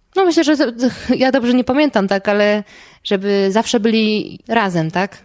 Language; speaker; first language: Polish; native; Polish